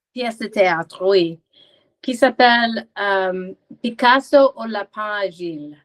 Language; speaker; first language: French; non-native, learner; English